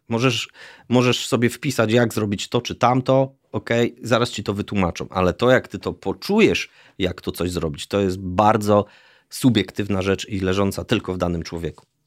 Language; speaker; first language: Polish; native; Polish